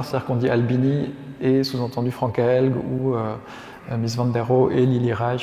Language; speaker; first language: French; native; French